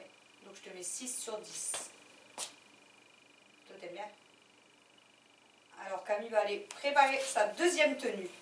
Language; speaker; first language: French; native; French